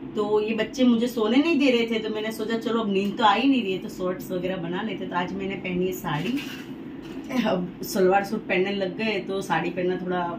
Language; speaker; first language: Hindi; native; Hindi